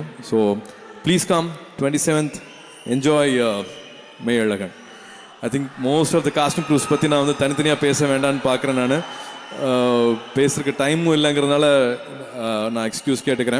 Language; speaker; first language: Tamil; native; Tamil